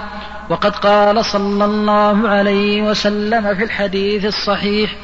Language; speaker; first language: Arabic; native; Arabic